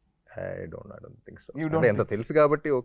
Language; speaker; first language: Telugu; native; Telugu